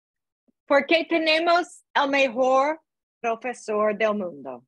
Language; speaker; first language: Spanish; non-native, learner; English